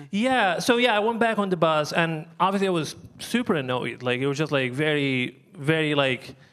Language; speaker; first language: English; non-native, fluent; Arabic